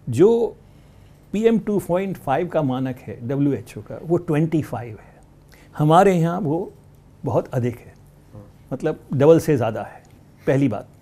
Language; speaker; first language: Hindi; native; Hindi